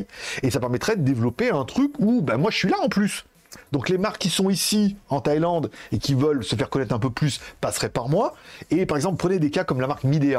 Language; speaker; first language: French; native; French